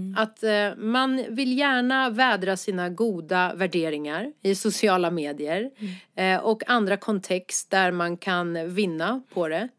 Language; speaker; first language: Swedish; early bilingual, other home language; Persian